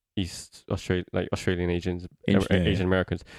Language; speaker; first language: English; native; English